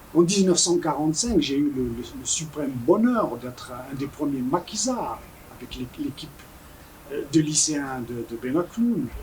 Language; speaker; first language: French; non-native, local second language; Kabyle